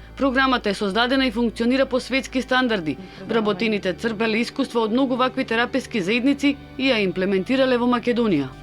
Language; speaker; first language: Macedonian; native; Macedonian